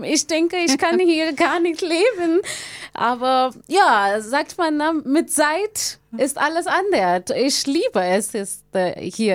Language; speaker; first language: German; non-native, learner; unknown